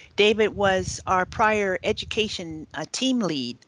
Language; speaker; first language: English; native; English